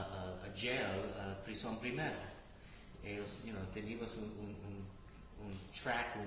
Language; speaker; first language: Spanish; early bilingual, other home language; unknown